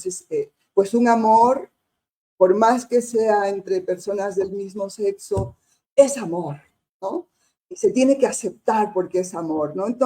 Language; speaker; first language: Spanish; native; Spanish